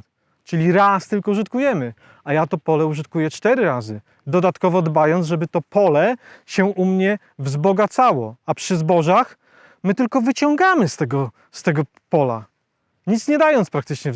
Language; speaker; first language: Polish; native; Polish